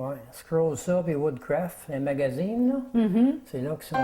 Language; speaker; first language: French; native; French